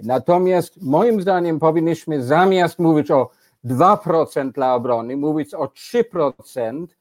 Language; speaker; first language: Polish; non-native, fluent; English